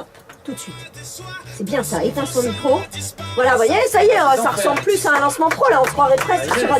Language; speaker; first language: French; native; French